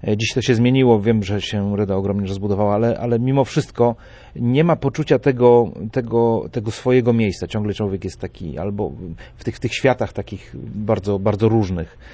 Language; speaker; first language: Polish; native; Polish